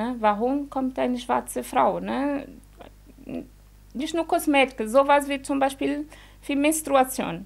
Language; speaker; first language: German; non-native, fluent; Portuguese